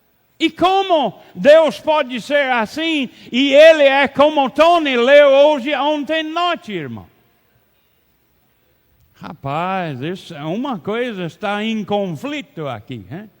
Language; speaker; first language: Portuguese; non-native, learner; English